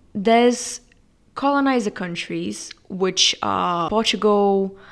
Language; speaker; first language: English; non-native, fluent; Portuguese